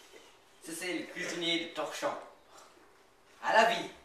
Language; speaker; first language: French; non-native, learner; English